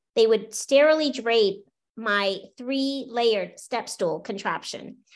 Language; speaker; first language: English; native; English